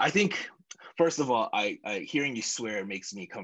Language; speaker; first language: English; native; English